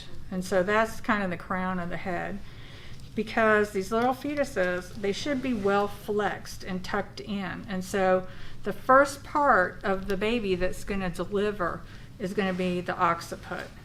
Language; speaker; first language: English; native; English